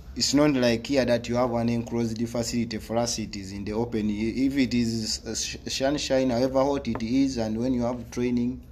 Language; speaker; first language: English; non-native, local second language; Ganda